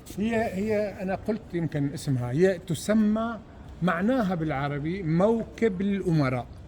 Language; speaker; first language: Arabic; native; Arabic